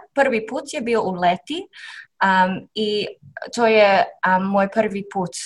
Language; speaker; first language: Serbian; non-native, learner; English